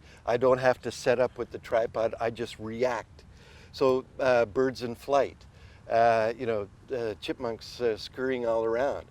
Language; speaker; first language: English; native; English